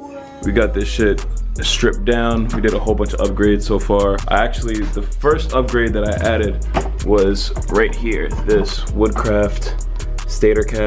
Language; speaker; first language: English; native; English